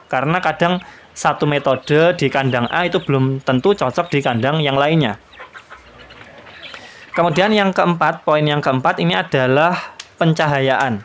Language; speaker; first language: Indonesian; native; Indonesian